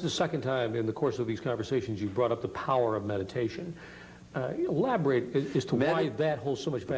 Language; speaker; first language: English; native; English